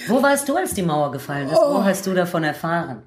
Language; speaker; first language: German; native; German